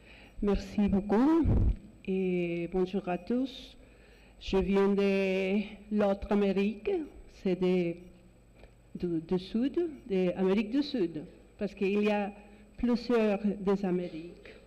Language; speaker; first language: French; non-native, fluent; Spanish